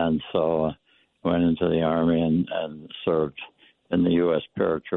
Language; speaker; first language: English; native; English